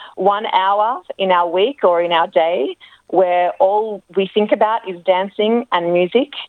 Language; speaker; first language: English; native; English